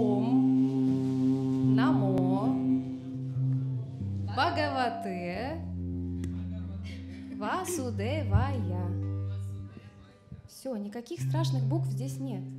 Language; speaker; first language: Russian; native; Russian